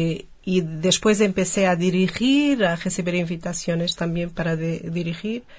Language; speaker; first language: Spanish; non-native, fluent; Portuguese